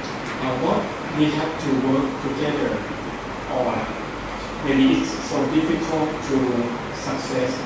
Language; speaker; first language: English; non-native, learner; Thai